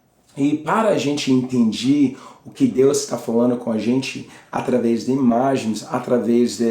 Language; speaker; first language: Portuguese; non-native, learner; English